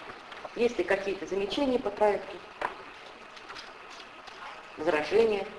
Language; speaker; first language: Russian; native; Russian